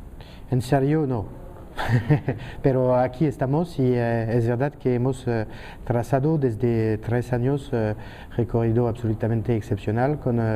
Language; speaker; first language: Spanish; non-native, fluent; French